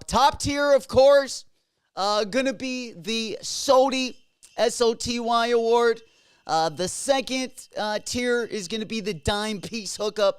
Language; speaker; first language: English; native; English